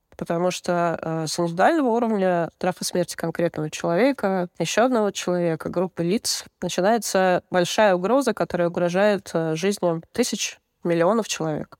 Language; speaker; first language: Russian; native; Russian